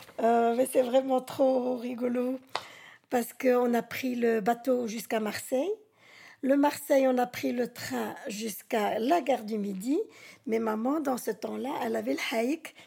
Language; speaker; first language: French; early bilingual, other home language; Arabic